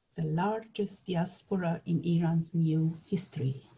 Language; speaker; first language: English; non-native, learner; Persian